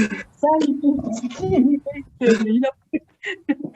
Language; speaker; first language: Russian; non-native, local second language; Kyrgyz